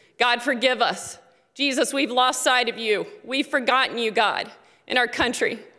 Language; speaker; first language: English; native; English